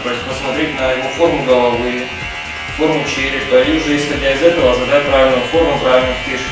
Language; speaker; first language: Russian; native; Russian